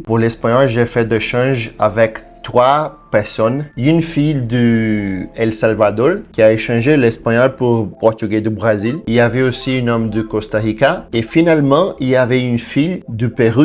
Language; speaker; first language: French; non-native, learner; Portuguese